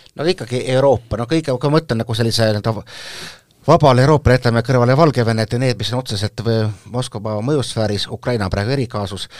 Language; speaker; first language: Estonian; native; Estonian